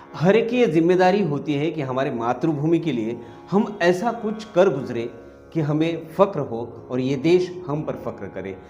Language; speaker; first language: Hindi; non-native, local second language; Marathi